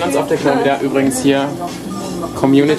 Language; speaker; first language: German; native; German